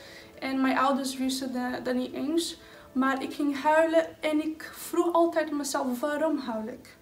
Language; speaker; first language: Dutch; non-native, fluent; Portuguese